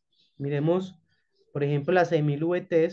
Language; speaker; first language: Spanish; native; Spanish